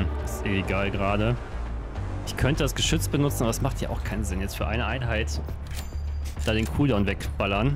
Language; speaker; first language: German; native; German